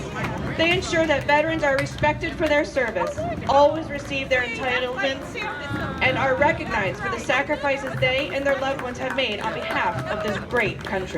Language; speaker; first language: English; native; English